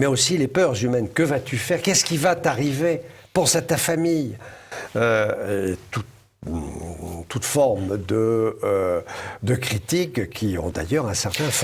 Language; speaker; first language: French; native; French